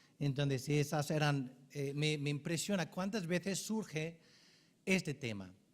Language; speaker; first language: Spanish; non-native, fluent; English